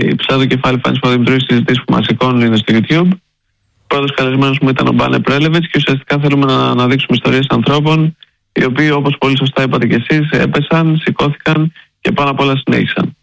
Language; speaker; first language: Greek; native; Greek